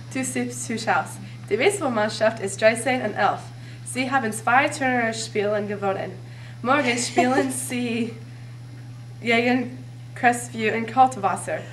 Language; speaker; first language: German; non-native, learner; English